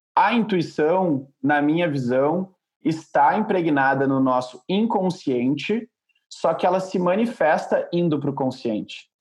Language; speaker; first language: Portuguese; native; Portuguese